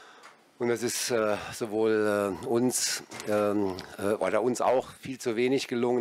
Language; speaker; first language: German; native; German